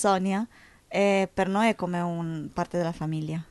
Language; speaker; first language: Italian; non-native, fluent; English